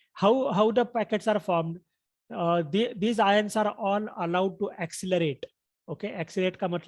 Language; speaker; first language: English; non-native, local second language; Marathi